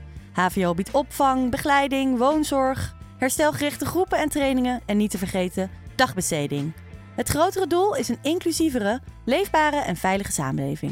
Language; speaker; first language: Dutch; native; Dutch